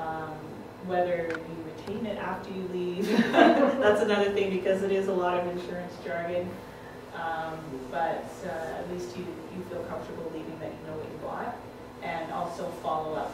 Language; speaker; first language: English; native; English